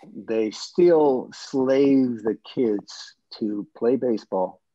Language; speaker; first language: English; non-native, fluent; Japanese